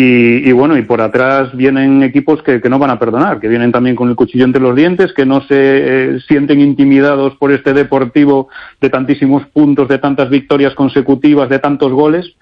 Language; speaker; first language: Spanish; native; Spanish